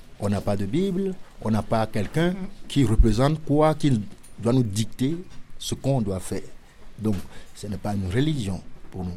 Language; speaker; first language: French; non-native, local second language; Ewe